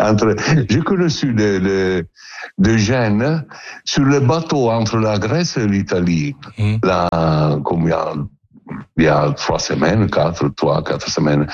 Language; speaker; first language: French; non-native, learner; Italian